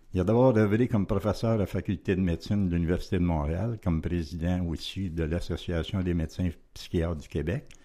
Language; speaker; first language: French; native; French